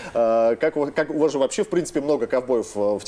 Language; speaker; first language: Russian; native; Russian